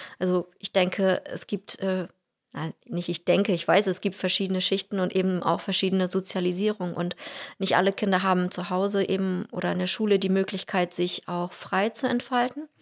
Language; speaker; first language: German; early bilingual, heritage; Russian